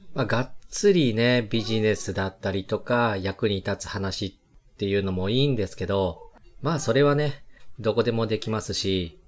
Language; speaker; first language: Japanese; native; Japanese